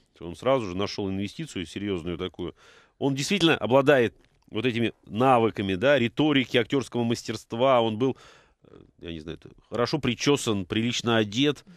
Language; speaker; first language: Russian; native; Russian